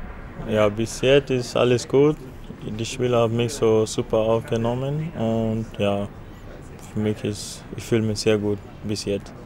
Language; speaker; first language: German; non-native, fluent; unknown